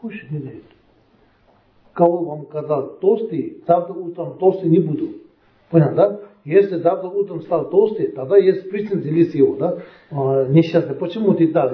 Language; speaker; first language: Russian; non-native, learner; Tibetan